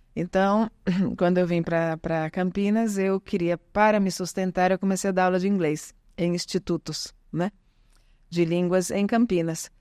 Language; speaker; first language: Portuguese; early bilingual, other home language; Italian